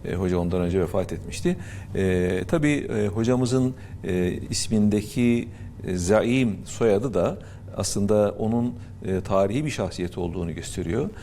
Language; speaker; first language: Turkish; native; Turkish